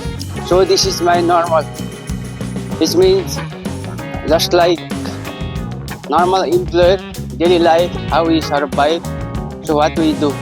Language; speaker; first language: English; non-native, learner; Nepali